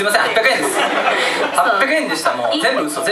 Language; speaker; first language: Japanese; native; Japanese